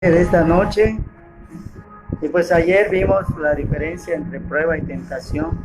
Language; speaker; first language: Spanish; native; Spanish